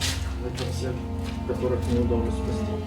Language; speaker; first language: Russian; native; Russian